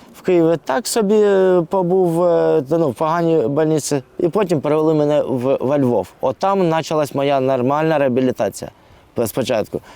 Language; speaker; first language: Ukrainian; non-native, local second language; Russian